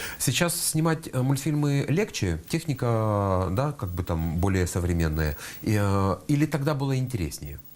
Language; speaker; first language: Russian; native; Russian